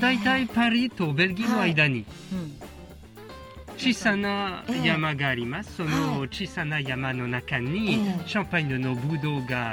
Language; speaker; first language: Japanese; non-native, fluent; French